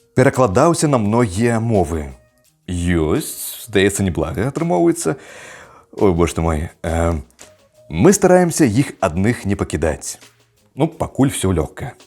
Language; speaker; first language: Belarusian; non-native, local second language; Russian